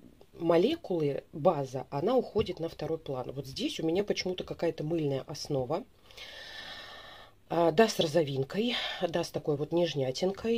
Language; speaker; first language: Russian; native; Russian